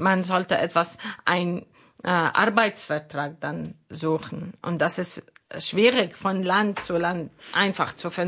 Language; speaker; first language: German; non-native, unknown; Arabic